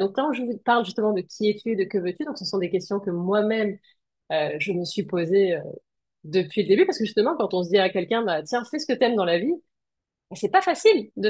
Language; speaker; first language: French; native; French